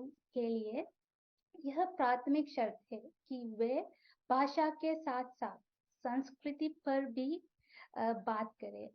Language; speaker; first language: Hindi; non-native, fluent; Sinhala